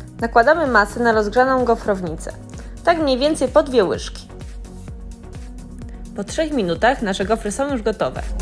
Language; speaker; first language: Polish; native; Polish